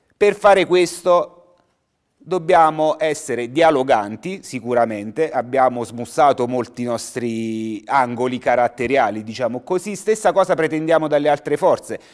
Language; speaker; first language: Italian; native; Italian